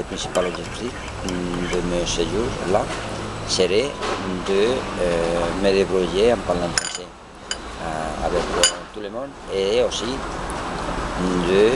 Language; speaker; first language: French; non-native, learner; Spanish